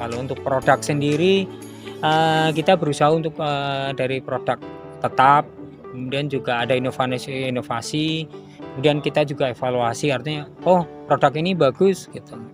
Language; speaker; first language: Indonesian; native; Indonesian